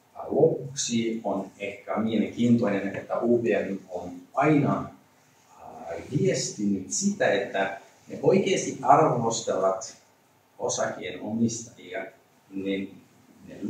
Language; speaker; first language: Finnish; non-native, learner; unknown